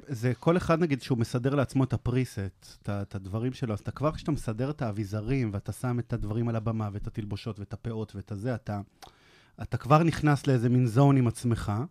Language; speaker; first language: Hebrew; native; Hebrew